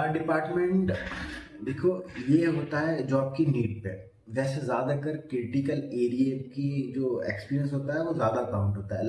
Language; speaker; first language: Hindi; native; Hindi